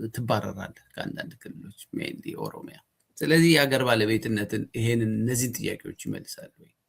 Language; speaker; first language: Amharic; native; Amharic